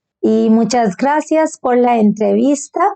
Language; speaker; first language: Spanish; non-native, learner; Bangla